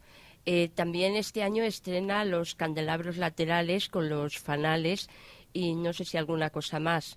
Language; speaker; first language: Spanish; native; Spanish